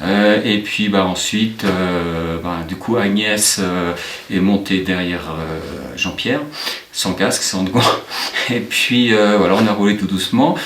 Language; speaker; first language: French; native; French